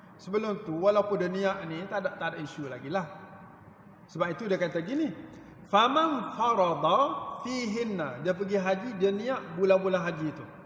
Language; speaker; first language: Malay; native; Malay